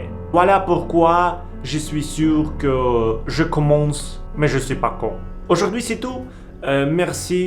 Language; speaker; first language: French; non-native, learner; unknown